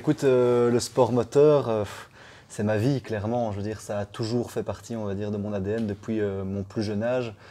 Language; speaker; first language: French; native; French